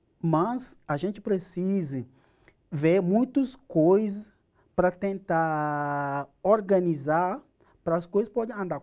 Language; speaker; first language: Portuguese; non-native, learner; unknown